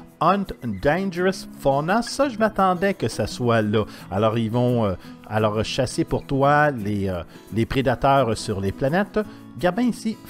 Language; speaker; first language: French; native; French